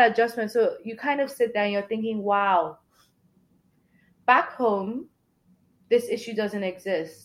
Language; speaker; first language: English; non-native, local second language; Yoruba